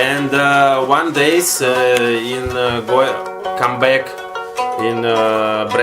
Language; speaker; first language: English; non-native, learner; Russian